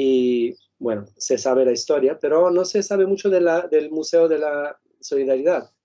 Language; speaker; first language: Spanish; non-native, fluent; Italian